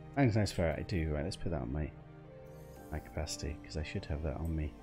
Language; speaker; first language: English; native; English